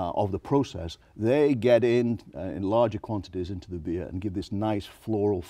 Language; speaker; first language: English; native; English